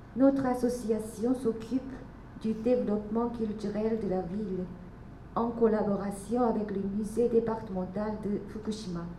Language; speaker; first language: French; non-native, learner; Japanese